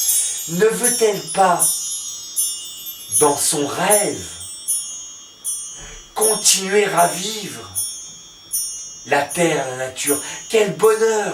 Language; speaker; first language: French; native; French